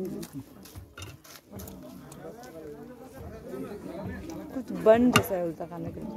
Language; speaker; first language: Hindi; non-native, local second language; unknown